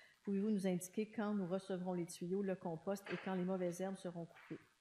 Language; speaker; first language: French; native; French